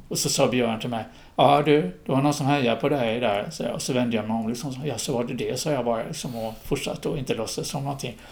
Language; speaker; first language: Swedish; native; Swedish